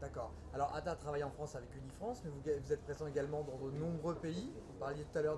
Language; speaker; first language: French; native; French